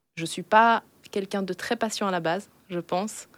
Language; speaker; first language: French; native; French